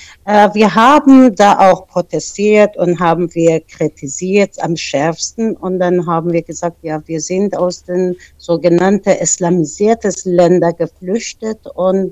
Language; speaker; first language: German; non-native, fluent; Persian